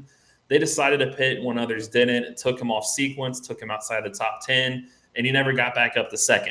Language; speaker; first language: English; native; English